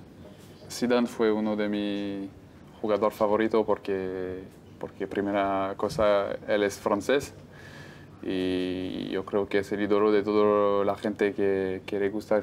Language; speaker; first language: Spanish; non-native, fluent; French